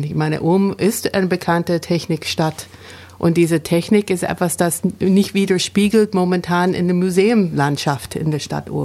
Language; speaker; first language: German; non-native, fluent; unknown